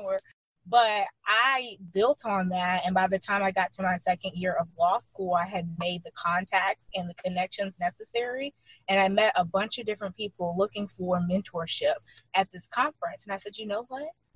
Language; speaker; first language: English; native; English